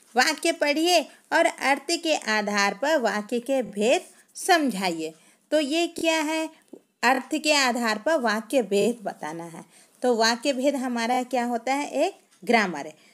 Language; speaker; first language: Hindi; non-native, local second language; Telugu